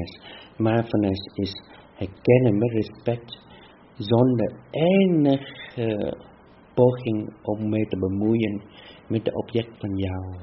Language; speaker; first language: Dutch; non-native, fluent; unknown